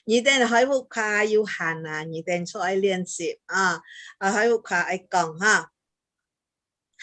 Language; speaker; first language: Chinese; early bilingual, heritage; Chinese